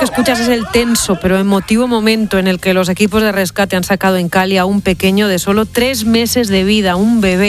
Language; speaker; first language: Spanish; native; Spanish